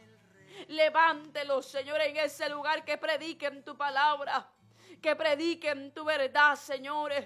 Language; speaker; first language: Spanish; native; Spanish